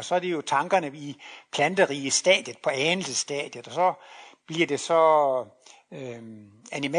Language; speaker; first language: Danish; native; Danish